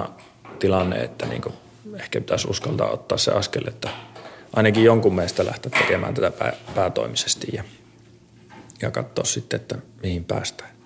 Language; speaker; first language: Finnish; native; Finnish